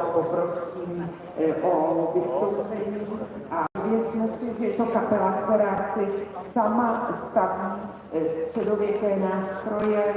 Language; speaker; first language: Czech; native; Czech